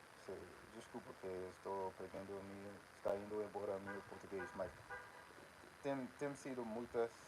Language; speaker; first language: Portuguese; non-native, fluent; English